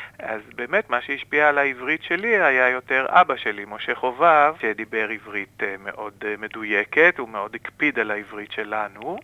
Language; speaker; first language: Hebrew; native; Hebrew